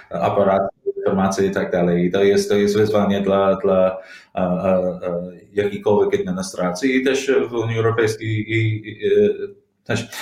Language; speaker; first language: Polish; non-native, learner; English